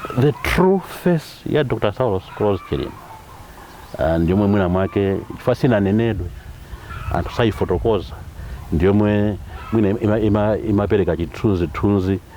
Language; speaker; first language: Nyanja; native; Nyanja